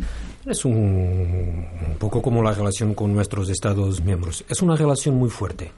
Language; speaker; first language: Spanish; non-native, fluent; Portuguese